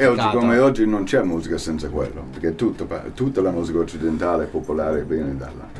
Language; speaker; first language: Italian; non-native, fluent; English